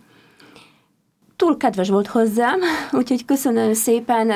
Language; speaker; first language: Hungarian; non-native, fluent; Polish